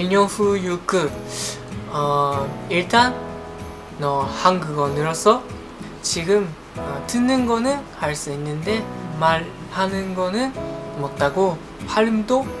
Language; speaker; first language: Korean; non-native, learner; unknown